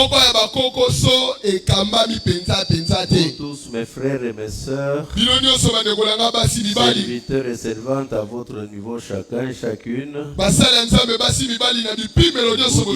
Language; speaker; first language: French; non-native, local second language; Luba-Lulua